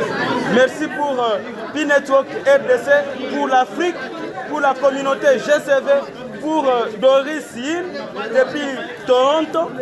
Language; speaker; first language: French; non-native, local second language; Swahili